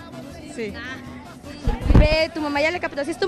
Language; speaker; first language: Spanish; native; Spanish